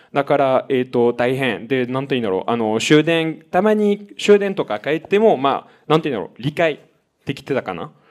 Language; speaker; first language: Japanese; non-native, fluent; French